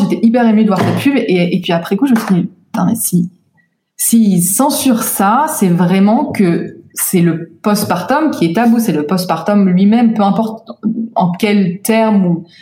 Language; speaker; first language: French; native; French